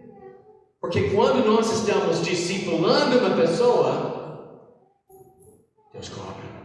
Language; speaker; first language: Portuguese; non-native, fluent; English